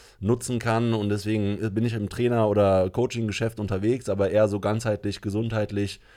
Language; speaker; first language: German; native; German